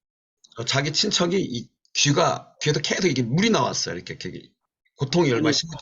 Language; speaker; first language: Korean; native; Korean